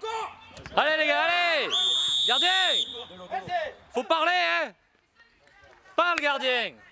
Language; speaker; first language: French; early bilingual, other home language; Korean